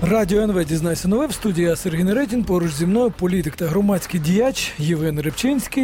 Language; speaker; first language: Ukrainian; native; Ukrainian